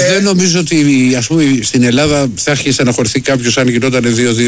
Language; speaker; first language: Greek; native; Greek